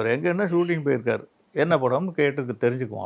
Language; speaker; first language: Tamil; native; Tamil